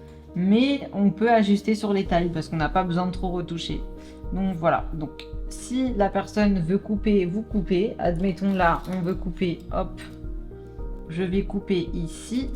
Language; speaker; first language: French; native; French